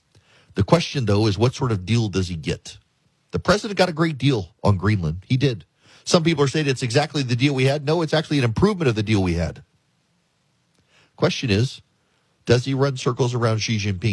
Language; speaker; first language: English; native; English